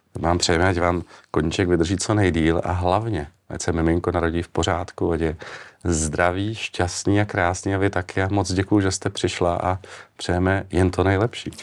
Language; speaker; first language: Czech; native; Czech